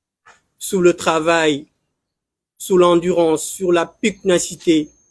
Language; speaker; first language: French; non-native, local second language; Wolof